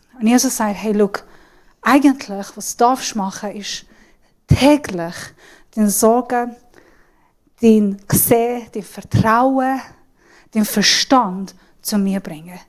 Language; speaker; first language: German; non-native, fluent; Persian